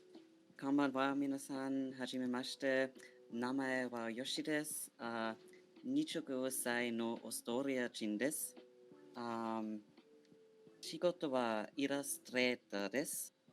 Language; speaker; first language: Japanese; non-native, learner; German